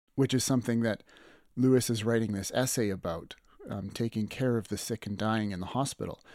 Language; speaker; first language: English; native; English